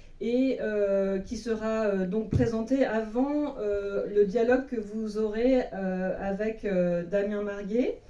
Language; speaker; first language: French; native; French